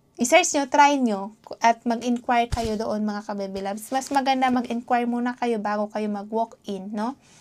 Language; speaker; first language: Filipino; non-native, local second language; Hiligaynon